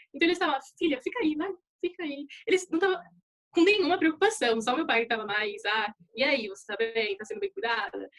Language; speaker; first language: Portuguese; native; Portuguese